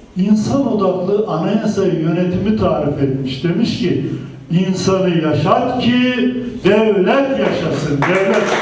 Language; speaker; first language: Turkish; native; Turkish